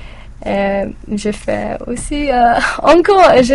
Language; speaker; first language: French; non-native, learner; English